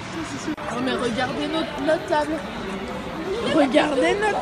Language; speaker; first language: French; native; French